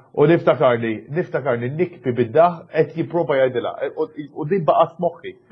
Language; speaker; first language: Maltese; early bilingual, other home language; English